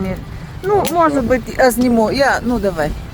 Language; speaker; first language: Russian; non-native, learner; Bulgarian